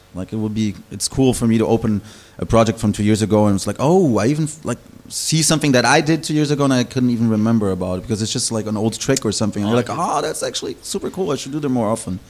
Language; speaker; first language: English; non-native, fluent; German